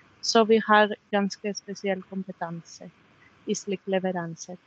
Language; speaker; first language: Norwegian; non-native, fluent; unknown